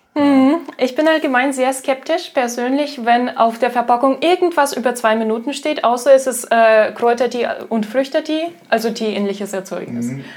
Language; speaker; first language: German; non-native, fluent; Russian